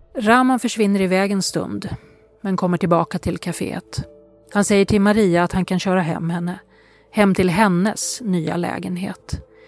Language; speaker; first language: Swedish; native; Swedish